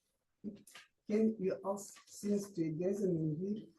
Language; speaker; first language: Dutch; non-native, learner; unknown